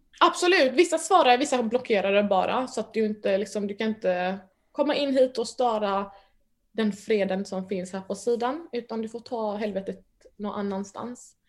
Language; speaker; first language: Swedish; early bilingual, other home language; Mandingo